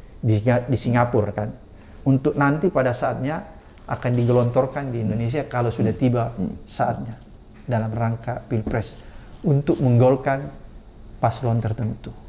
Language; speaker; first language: Indonesian; native; Indonesian